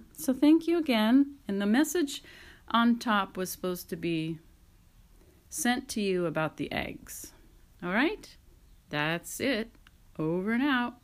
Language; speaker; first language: English; native; English